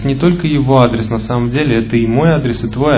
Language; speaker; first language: Russian; native; Russian